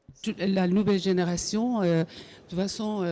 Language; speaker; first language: French; non-native, fluent; Persian